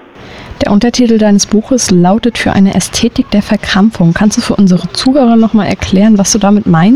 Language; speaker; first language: German; native; German